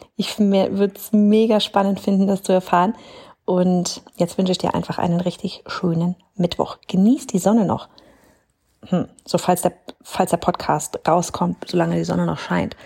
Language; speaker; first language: German; native; German